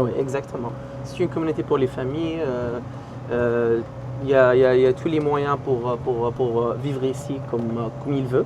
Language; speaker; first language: French; non-native, learner; Arabic